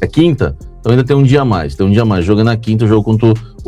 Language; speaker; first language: Portuguese; native; Portuguese